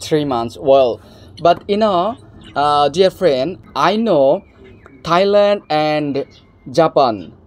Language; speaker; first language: English; non-native, fluent; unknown